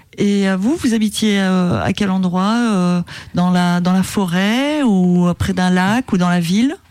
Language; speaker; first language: French; native; French